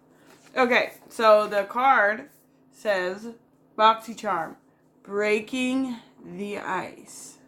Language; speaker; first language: English; native; English